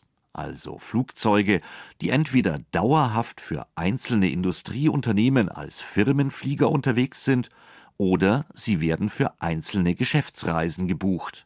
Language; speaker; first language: German; native; German